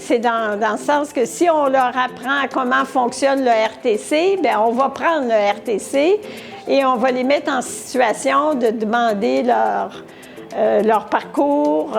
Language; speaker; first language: French; native; French